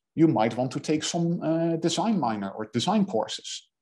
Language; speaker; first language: English; non-native, fluent; Dutch